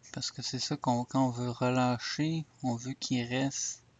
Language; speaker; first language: French; native; French